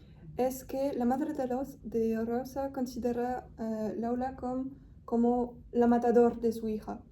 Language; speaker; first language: Spanish; non-native, fluent; French